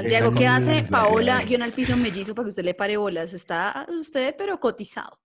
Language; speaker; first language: Spanish; native; Spanish